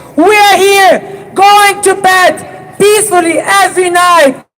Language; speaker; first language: English; non-native, fluent; Ukrainian